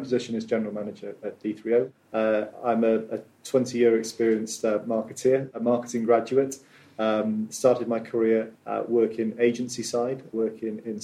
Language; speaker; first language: English; native; English